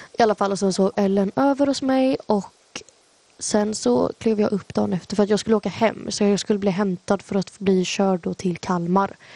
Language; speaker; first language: Swedish; native; Swedish